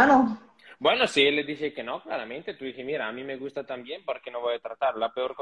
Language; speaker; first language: Spanish; non-native, fluent; Italian